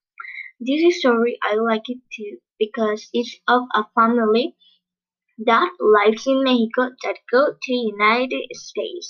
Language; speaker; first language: English; non-native, learner; Spanish